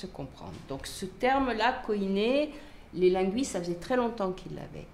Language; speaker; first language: French; native; French